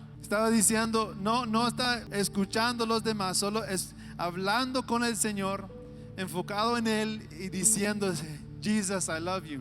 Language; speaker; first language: Spanish; non-native, fluent; English